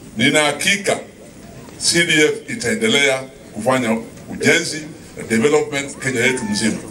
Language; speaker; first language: Swahili; native; Swahili